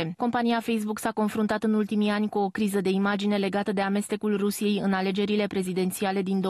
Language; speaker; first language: Romanian; native; Romanian